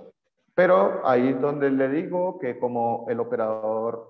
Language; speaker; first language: Spanish; native; Spanish